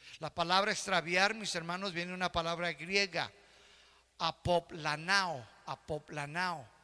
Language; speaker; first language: Spanish; early bilingual, heritage; Spanish